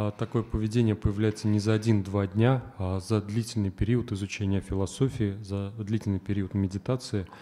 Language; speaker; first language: Russian; native; Russian